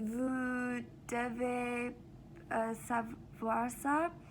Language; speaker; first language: French; non-native, learner; English